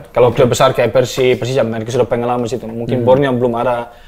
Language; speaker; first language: Indonesian; non-native, fluent; Dutch